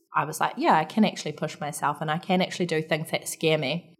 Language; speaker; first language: English; native; English